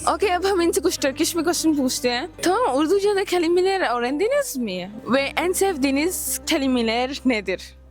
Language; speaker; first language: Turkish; non-native, learner; Urdu